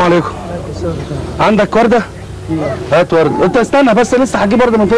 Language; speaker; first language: Arabic; native; Arabic